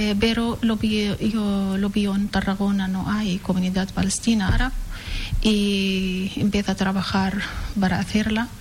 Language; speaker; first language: Spanish; non-native, learner; Arabic